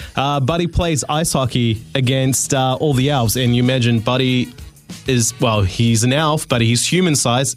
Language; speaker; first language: English; native; English